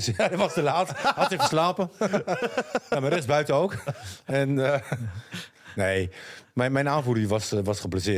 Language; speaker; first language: Dutch; native; Dutch